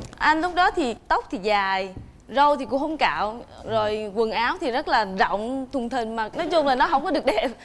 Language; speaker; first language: Vietnamese; native; Vietnamese